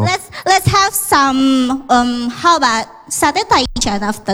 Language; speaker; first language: English; non-native, fluent; Indonesian